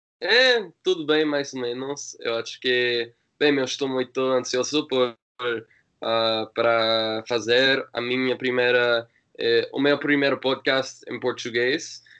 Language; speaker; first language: Portuguese; non-native, learner; English